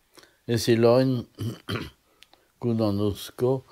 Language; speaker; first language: Finnish; non-native, fluent; French